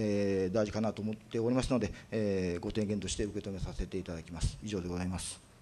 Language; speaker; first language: Japanese; native; Japanese